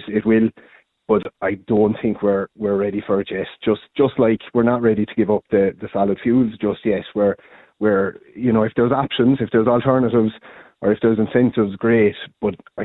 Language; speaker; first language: English; native; English